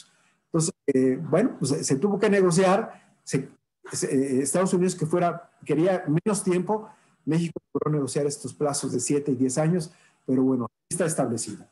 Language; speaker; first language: Spanish; native; Spanish